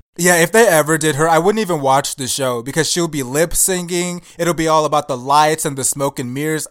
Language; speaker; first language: English; early bilingual, other home language; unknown